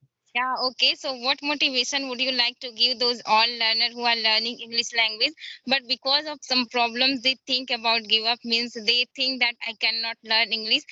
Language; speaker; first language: English; non-native, learner; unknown